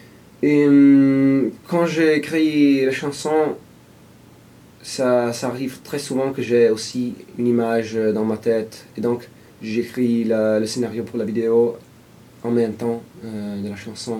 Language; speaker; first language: French; non-native, fluent; Italian